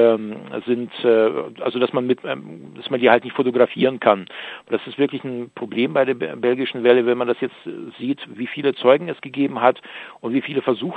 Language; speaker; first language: German; native; German